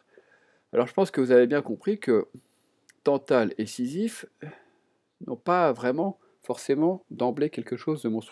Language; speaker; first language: French; native; French